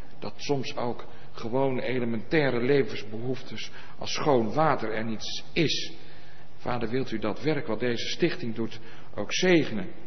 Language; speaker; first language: Dutch; native; Dutch